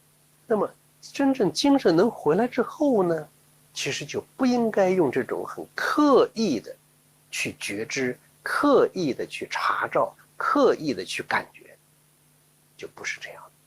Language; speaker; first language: Chinese; native; Chinese